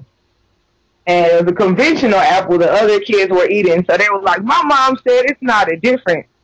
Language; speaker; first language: English; native; English